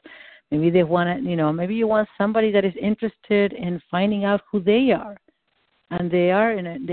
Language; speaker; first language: English; non-native, fluent; Spanish